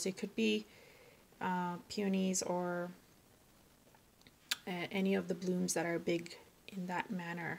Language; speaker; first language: English; native; English